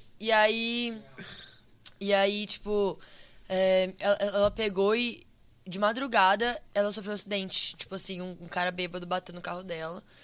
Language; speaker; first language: Portuguese; native; Portuguese